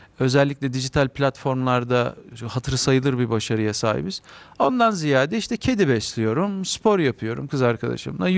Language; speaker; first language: Turkish; native; Turkish